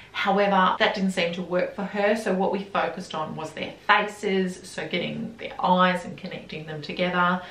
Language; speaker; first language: English; native; English